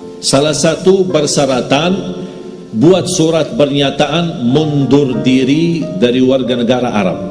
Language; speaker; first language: Indonesian; non-native, fluent; Arabic